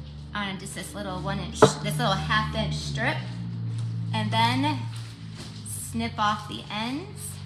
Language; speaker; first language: English; native; English